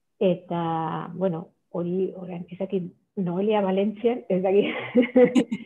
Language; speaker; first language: Basque; non-native, local second language; Spanish